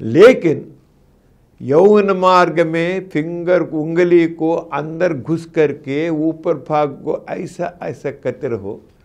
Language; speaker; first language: Hindi; non-native, local second language; Telugu